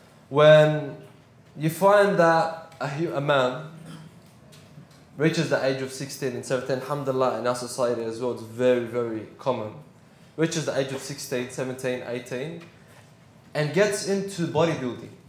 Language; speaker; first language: English; native; English